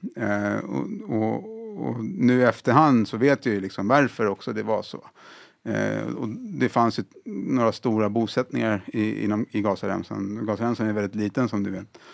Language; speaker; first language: Swedish; early bilingual, other home language; Arabic